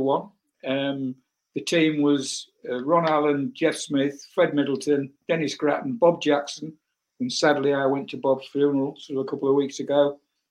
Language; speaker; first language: English; native; English